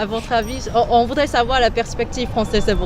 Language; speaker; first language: French; non-native, learner; Chinese